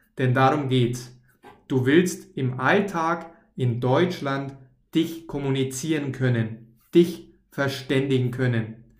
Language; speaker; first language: German; native; German